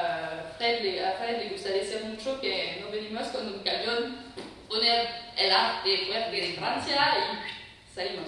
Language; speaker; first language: Spanish; non-native, fluent; French